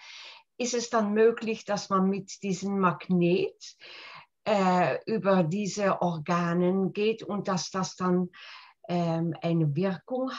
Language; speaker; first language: German; non-native, fluent; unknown